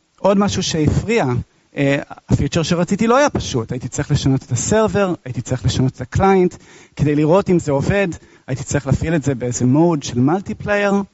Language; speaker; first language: Hebrew; non-native, fluent; English